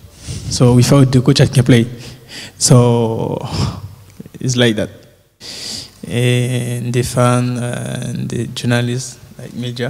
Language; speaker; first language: English; non-native, learner; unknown